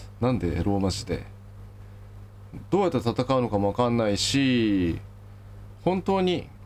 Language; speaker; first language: Japanese; native; Japanese